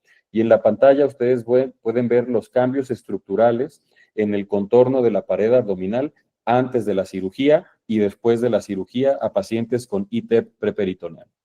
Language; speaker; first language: Spanish; native; Spanish